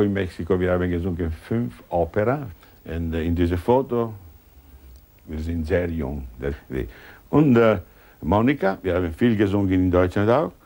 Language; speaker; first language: German; non-native, learner; Italian